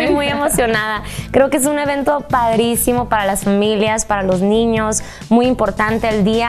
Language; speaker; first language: Spanish; native; Spanish